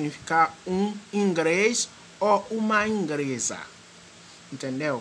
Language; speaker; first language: Portuguese; non-native, fluent; French